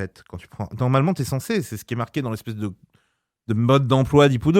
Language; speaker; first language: French; native; French